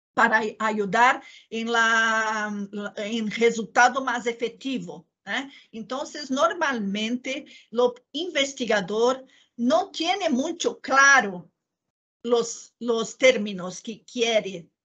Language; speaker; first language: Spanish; non-native, learner; Portuguese